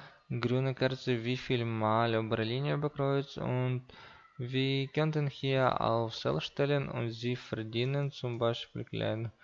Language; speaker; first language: German; non-native, learner; Russian